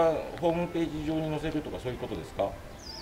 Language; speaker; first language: Japanese; native; Japanese